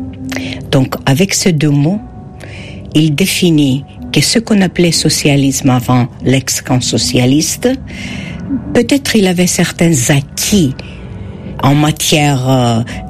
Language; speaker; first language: French; non-native, fluent; Greek